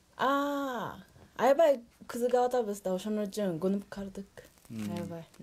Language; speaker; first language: Kyrgyz; non-native, learner; Japanese